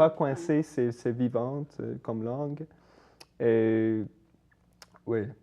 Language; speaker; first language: French; non-native, fluent; English